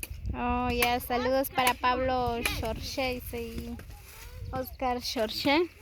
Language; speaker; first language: Spanish; native; Spanish